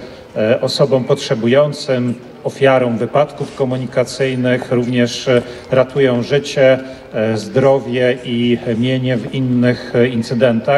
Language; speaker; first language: Polish; native; Polish